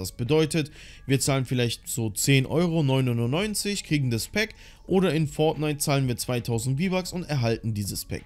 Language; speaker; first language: German; native; German